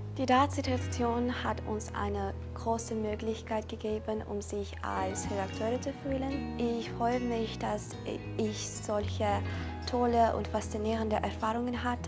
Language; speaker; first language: German; non-native, learner; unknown